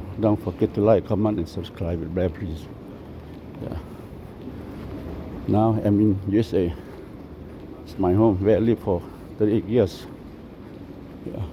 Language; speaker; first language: English; non-native, local second language; Lao